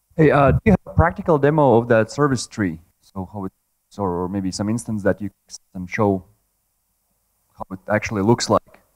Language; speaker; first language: English; non-native, learner; Portuguese